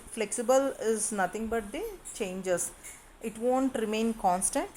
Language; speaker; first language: English; non-native, local second language; Kannada